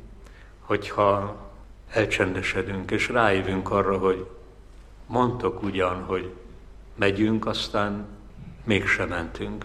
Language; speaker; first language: Hungarian; native; Hungarian